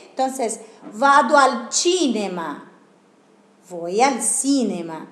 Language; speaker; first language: Spanish; non-native, fluent; Portuguese